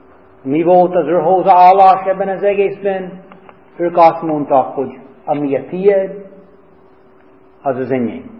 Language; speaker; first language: Hungarian; non-native, fluent; English